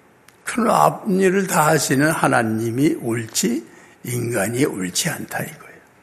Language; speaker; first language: Korean; native; Korean